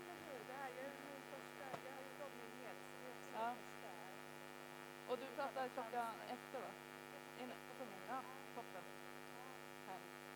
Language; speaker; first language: Swedish; native; Swedish